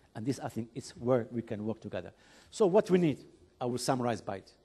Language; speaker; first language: English; non-native, fluent; Arabic